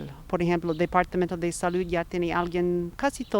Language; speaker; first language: Spanish; non-native, fluent; English